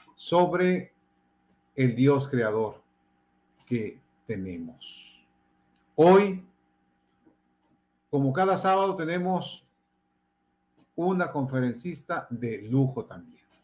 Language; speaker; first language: Spanish; native; Spanish